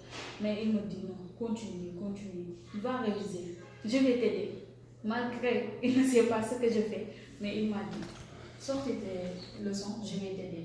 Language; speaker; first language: French; non-native, local second language; Wolof